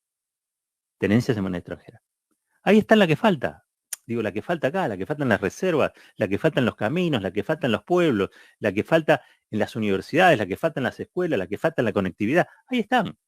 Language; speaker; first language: Spanish; native; Spanish